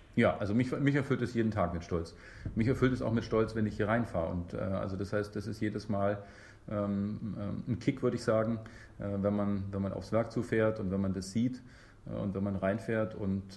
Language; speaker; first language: German; native; German